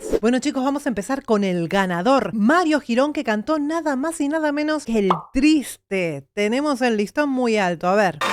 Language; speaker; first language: Spanish; native; Spanish